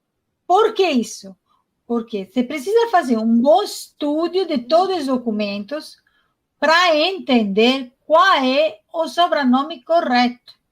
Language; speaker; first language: Portuguese; non-native, fluent; Italian